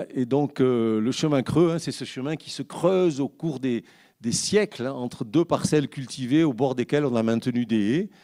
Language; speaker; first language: French; native; French